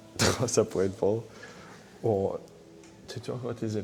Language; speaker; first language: French; native; French